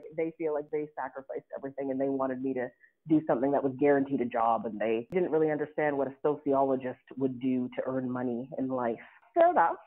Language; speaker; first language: English; native; English